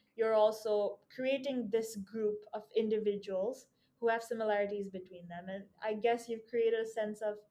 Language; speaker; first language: English; non-native, local second language; Nepali